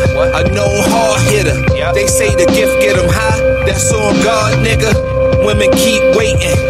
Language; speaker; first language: English; native; English